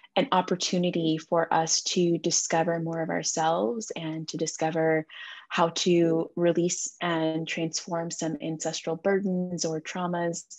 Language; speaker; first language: English; native; English